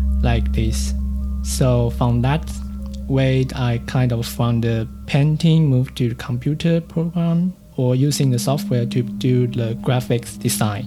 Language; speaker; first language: English; non-native, fluent; Chinese